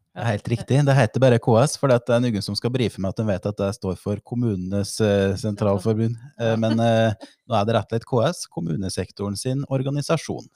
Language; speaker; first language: Norwegian; native; Norwegian